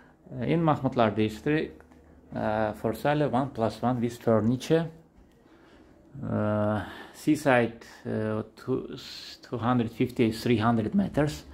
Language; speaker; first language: English; non-native, learner; Russian